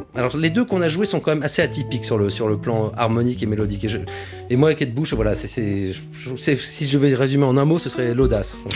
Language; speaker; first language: French; native; French